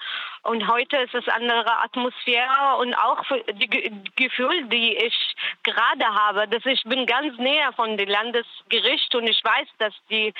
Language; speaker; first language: German; non-native, learner; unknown